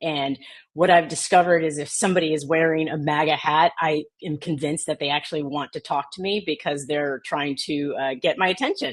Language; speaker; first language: English; native; English